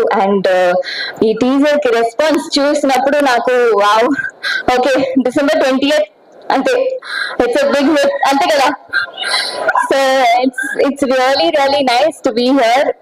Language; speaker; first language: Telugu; non-native, fluent; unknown